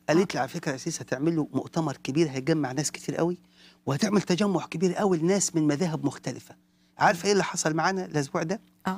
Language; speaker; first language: Arabic; native; Arabic